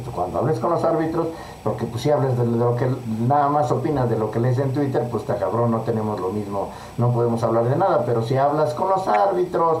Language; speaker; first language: Spanish; native; Spanish